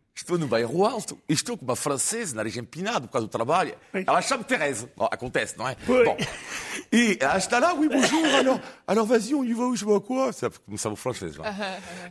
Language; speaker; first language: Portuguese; non-native, fluent; French